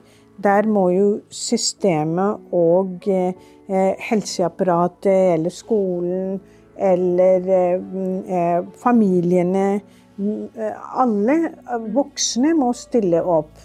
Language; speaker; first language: Norwegian; non-native, fluent; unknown